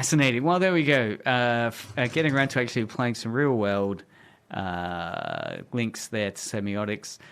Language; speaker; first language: English; native; English